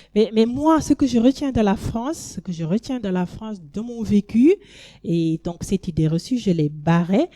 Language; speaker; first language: French; non-native, local second language; Wolof